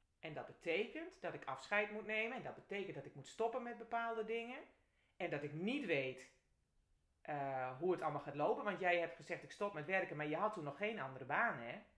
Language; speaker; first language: Dutch; native; Dutch